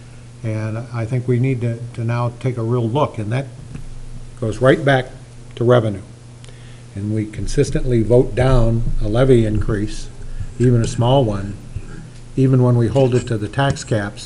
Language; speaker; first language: English; native; English